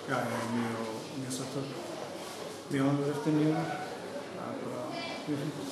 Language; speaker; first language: Icelandic; non-native, learner; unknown